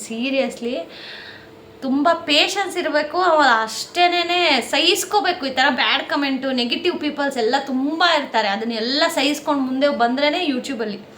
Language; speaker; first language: Kannada; non-native, local second language; Telugu